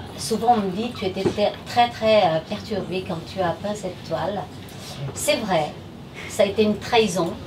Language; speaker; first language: French; non-native, fluent; Portuguese